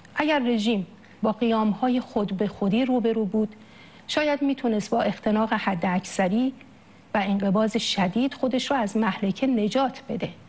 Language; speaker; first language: Persian; native; Persian